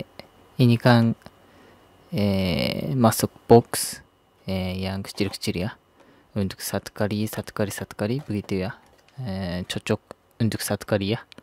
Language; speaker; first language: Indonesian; non-native, learner; Japanese